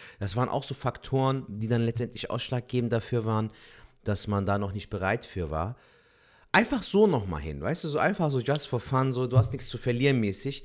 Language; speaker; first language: German; early bilingual, other home language; Turkish